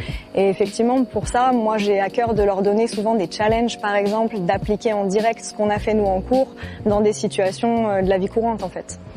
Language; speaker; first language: French; native; French